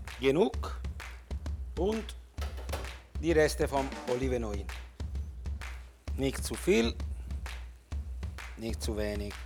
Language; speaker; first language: German; non-native, learner; Italian